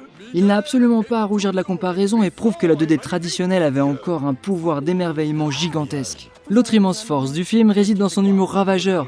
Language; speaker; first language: French; native; French